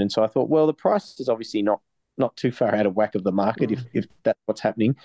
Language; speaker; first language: English; native; English